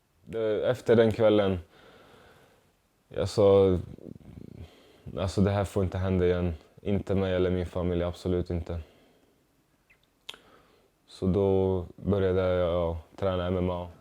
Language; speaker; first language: Swedish; non-native, fluent; Arabic